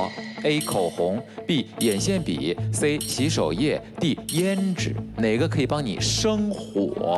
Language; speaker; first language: Chinese; native; Chinese